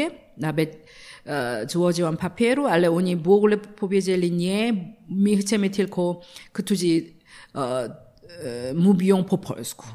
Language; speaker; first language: Polish; non-native, learner; Korean